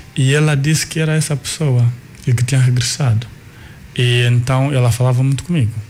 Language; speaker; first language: Portuguese; non-native, local second language; Kongo